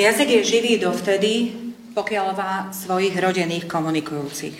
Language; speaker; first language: Slovak; early bilingual, heritage; Slovak